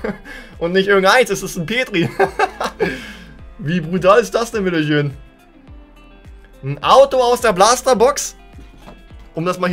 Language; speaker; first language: German; native; German